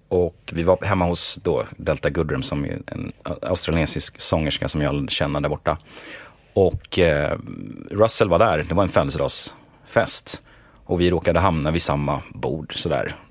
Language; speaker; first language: Swedish; native; Swedish